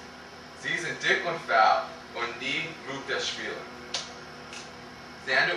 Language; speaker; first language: German; non-native, learner; English